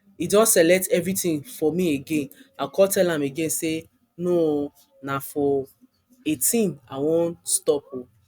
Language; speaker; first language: Nigerian Pidgin; non-native, local second language; Yoruba